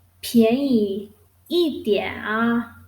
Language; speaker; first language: Chinese; non-native, fluent; Thai